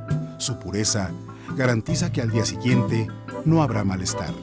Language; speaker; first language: Spanish; native; Spanish